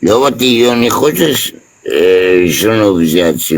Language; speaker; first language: Russian; non-native, fluent; Armenian